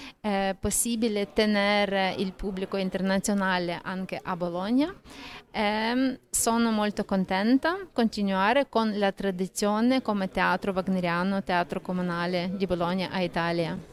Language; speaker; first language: Italian; non-native, fluent; Ukrainian